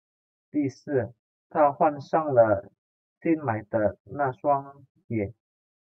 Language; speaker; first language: Chinese; non-native, fluent; Indonesian